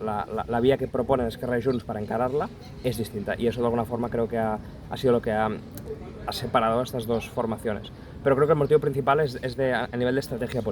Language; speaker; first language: Spanish; non-native, local second language; Catalan